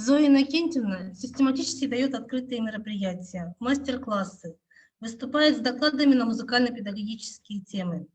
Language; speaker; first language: Russian; native; Russian